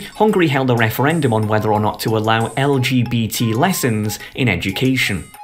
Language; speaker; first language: English; native; English